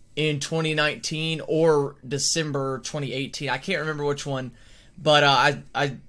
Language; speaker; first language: English; native; English